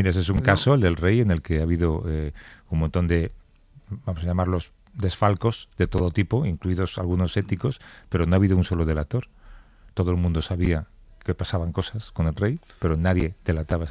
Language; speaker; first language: Spanish; native; Spanish